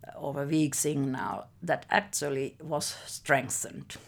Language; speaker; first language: English; non-native, fluent; Finnish